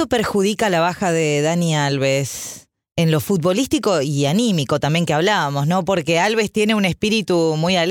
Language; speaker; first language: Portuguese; non-native, learner; Spanish